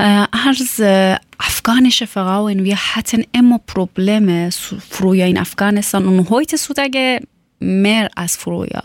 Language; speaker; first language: German; non-native, learner; Persian